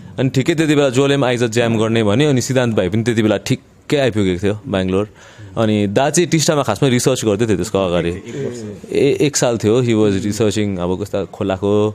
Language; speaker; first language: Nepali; native; Nepali